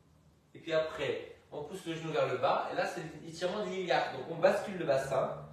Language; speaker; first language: French; native; French